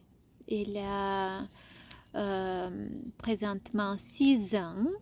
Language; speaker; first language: French; non-native, fluent; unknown